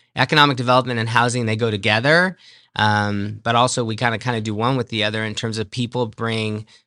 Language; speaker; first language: English; native; English